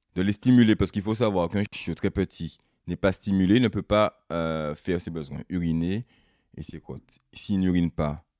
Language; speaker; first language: French; native; French